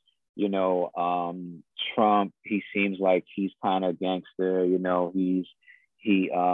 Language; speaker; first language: English; native; English